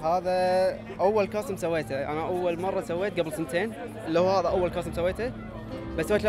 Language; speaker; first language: Arabic; native; Arabic